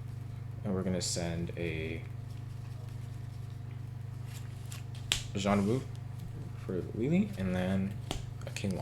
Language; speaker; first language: English; native; English